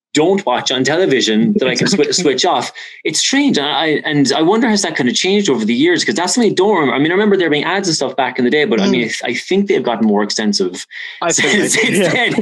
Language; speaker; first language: English; native; English